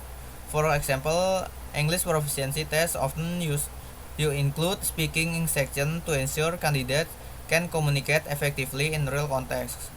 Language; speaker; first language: English; non-native, learner; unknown